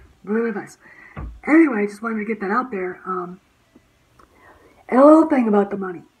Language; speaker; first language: English; native; English